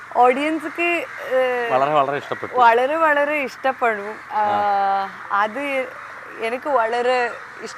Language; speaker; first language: Malayalam; non-native, learner; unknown